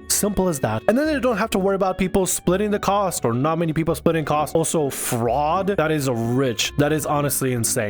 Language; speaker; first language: English; native; English